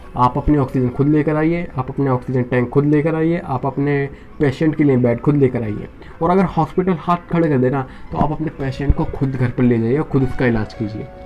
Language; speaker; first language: Hindi; native; Hindi